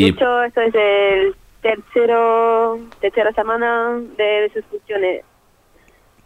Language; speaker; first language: Spanish; non-native, fluent; French